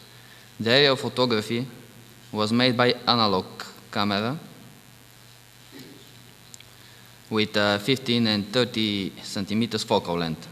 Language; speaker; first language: English; non-native, fluent; Bulgarian